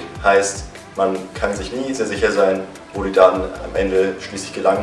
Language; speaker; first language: German; native; German